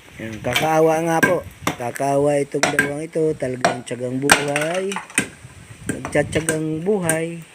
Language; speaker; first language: Filipino; native; Filipino